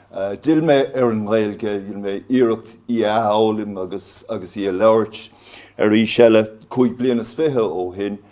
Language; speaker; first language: Irish; non-native, local second language; English